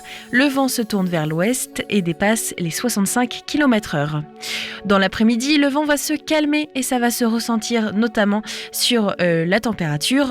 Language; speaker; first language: French; native; French